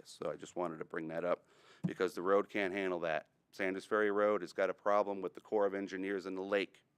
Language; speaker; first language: English; native; English